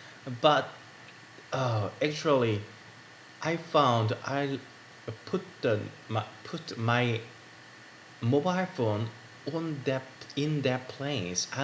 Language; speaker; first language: English; non-native, learner; Korean